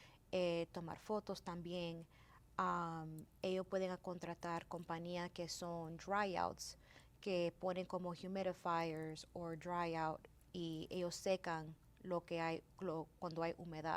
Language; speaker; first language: Spanish; early bilingual, heritage; Spanish